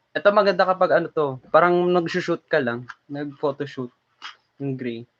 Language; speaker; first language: Filipino; non-native, local second language; Hiligaynon